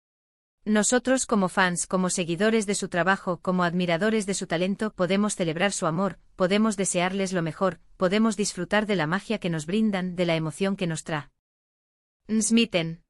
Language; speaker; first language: Spanish; native; Spanish